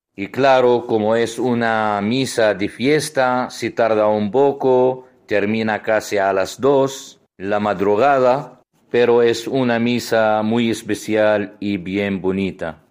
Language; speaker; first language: Spanish; non-native, fluent; Arabic